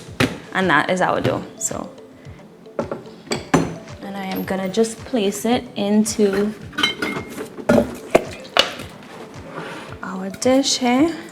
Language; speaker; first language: English; native; English